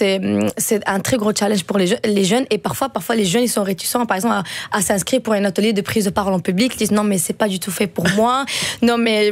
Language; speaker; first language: French; non-native, fluent; Dutch